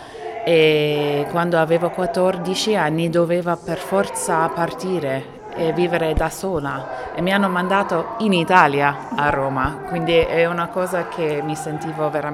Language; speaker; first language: Italian; non-native, fluent; Arabic